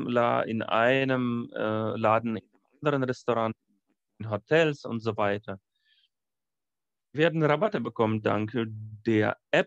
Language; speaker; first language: German; non-native, fluent; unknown